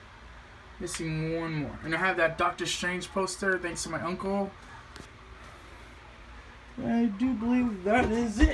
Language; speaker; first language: English; native; English